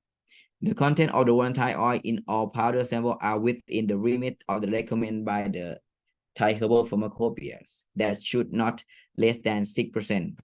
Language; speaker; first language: English; non-native, fluent; Thai